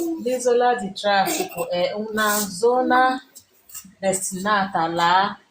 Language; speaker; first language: Italian; non-native, learner; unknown